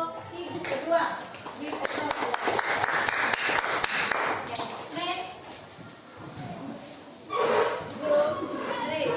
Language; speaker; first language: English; non-native, fluent; Indonesian